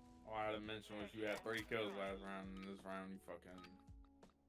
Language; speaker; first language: English; native; English